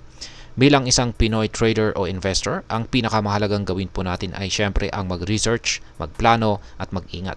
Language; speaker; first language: Filipino; native; Filipino